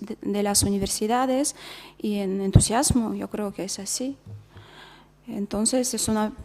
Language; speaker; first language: Spanish; non-native, fluent; Russian